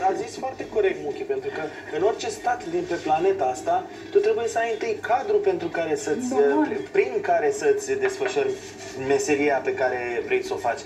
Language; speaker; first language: Romanian; native; Romanian